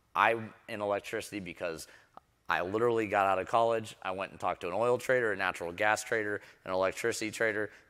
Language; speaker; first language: English; native; English